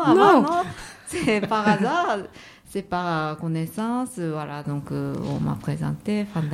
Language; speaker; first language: French; non-native, fluent; Japanese